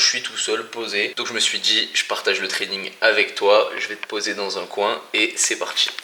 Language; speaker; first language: French; native; French